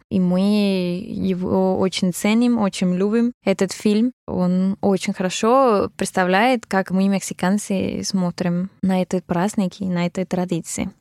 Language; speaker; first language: Russian; non-native, fluent; Spanish